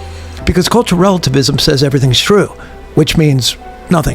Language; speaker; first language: English; native; English